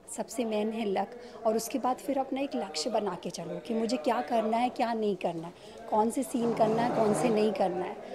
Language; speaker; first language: Hindi; native; Hindi